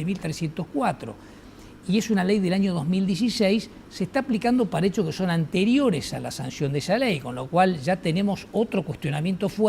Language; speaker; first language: Spanish; native; Spanish